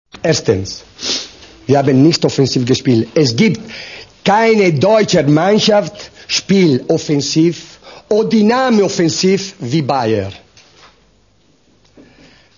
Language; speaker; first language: German; non-native, learner; Italian